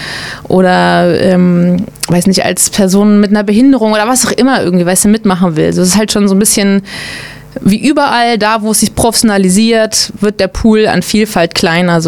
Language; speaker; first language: German; native; German